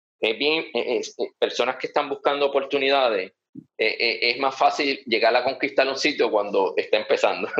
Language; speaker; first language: Spanish; early bilingual, heritage; Spanish